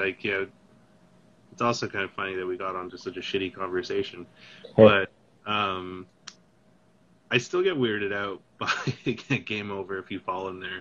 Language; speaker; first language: English; native; English